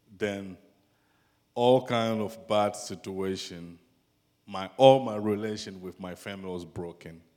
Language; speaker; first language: English; non-native, fluent; Dyula